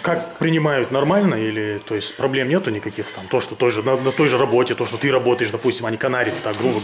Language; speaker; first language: Russian; native; Russian